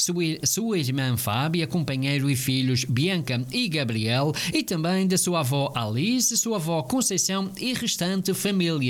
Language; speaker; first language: Portuguese; native; Portuguese